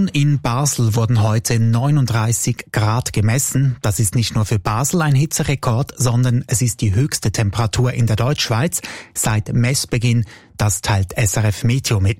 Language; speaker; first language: German; native; German